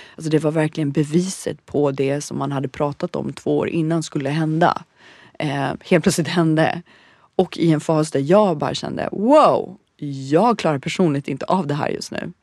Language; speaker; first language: Swedish; early bilingual, other home language; Bosnian